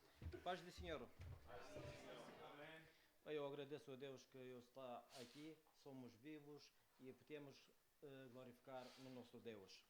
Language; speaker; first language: Portuguese; non-native, learner; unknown